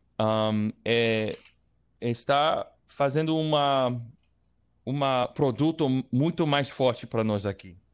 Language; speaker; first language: Portuguese; non-native, learner; English